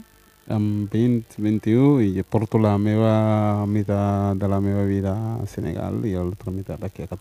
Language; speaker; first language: Catalan; early bilingual, other home language; Wolof